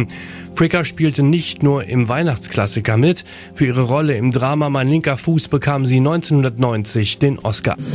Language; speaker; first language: German; native; German